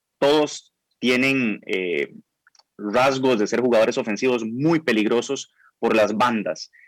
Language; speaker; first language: Spanish; native; Spanish